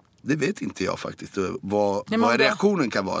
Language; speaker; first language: Swedish; non-native, fluent; Italian